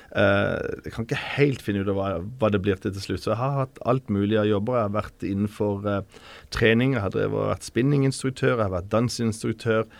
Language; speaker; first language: Norwegian; native; Norwegian